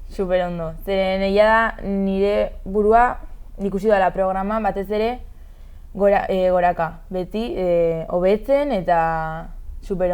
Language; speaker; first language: Basque; non-native, local second language; Spanish